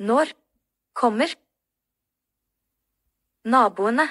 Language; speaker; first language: Norwegian; non-native, learner; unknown